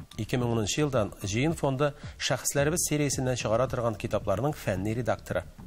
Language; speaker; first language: Tatar; native; Tatar